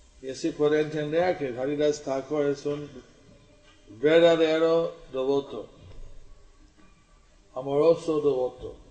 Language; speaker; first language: Spanish; non-native, learner; English